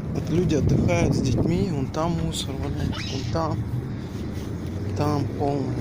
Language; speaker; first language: Russian; native; Russian